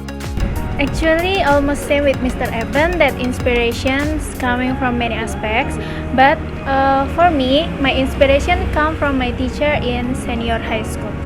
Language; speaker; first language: English; non-native, learner; Indonesian